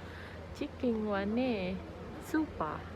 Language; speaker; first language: Japanese; non-native, learner; Indonesian